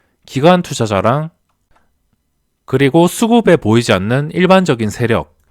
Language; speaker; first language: Korean; native; Korean